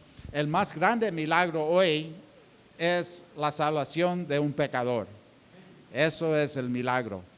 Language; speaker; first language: Spanish; non-native, fluent; English